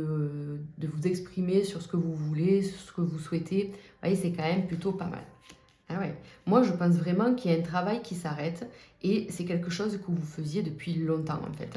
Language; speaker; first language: French; native; French